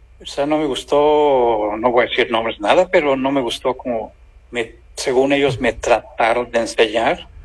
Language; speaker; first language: Spanish; native; Spanish